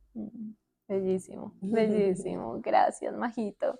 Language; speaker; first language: Spanish; native; Spanish